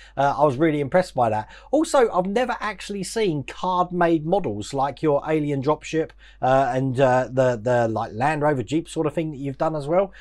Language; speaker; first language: English; native; English